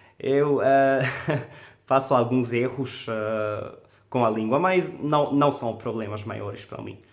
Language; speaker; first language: Portuguese; non-native, fluent; Arabic